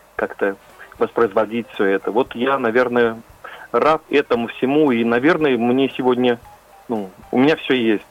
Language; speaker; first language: Russian; non-native, fluent; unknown